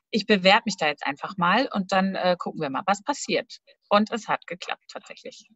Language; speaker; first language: German; native; German